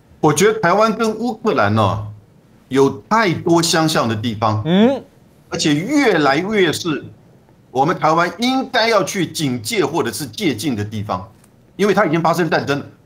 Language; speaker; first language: Chinese; native; Chinese